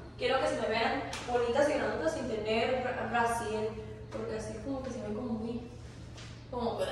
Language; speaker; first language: Spanish; early bilingual, heritage; Spanish